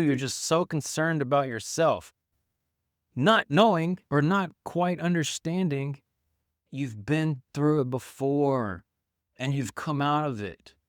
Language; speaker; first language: English; native; English